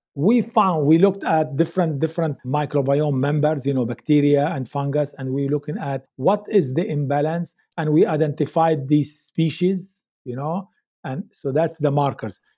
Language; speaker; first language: English; non-native, fluent; Arabic